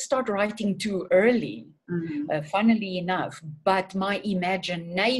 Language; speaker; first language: English; non-native, fluent; Portuguese